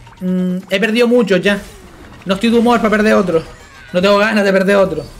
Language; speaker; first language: Spanish; native; Spanish